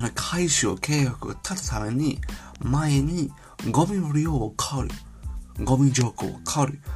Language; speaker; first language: Japanese; non-native, learner; English